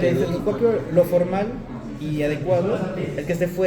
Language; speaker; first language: Spanish; native; Spanish